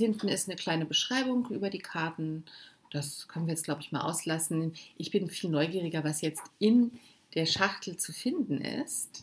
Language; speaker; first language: German; native; German